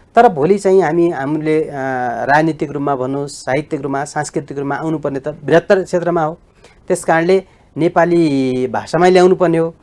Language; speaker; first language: Nepali; native; Nepali